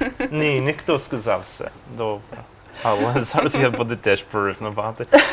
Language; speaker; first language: Ukrainian; non-native, learner; English